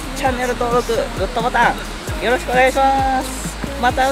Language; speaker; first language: Japanese; native; Japanese